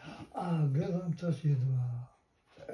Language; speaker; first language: Bulgarian; non-native, local second language; Turkish